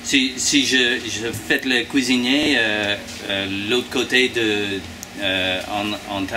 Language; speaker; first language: French; non-native, learner; English